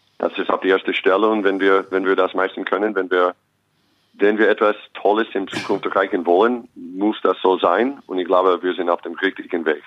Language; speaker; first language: German; non-native, fluent; English